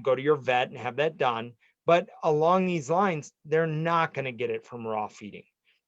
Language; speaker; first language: English; native; English